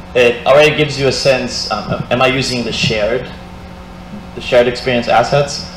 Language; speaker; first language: English; non-native, fluent; Portuguese